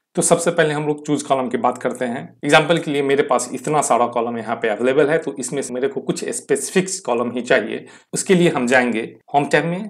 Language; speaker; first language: Hindi; native; Hindi